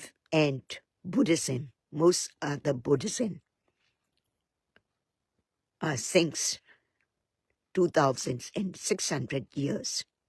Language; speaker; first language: English; non-native, learner; Burmese